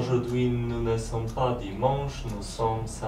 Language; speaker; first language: French; non-native, learner; Polish